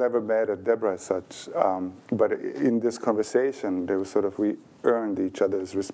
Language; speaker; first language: English; non-native, fluent; Bosnian